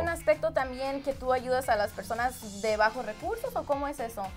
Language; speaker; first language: Spanish; native; Spanish